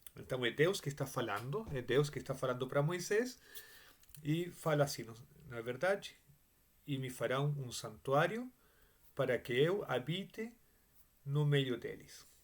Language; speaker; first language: Portuguese; non-native, fluent; Spanish